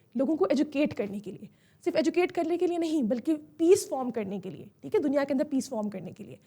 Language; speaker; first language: Urdu; native; Urdu